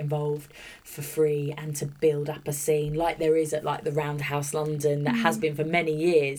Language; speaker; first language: English; native; English